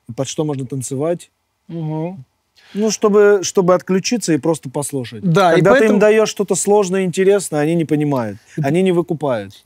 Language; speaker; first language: Russian; native; Russian